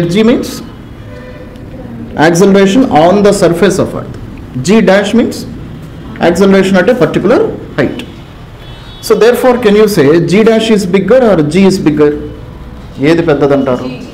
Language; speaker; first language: English; non-native, local second language; Telugu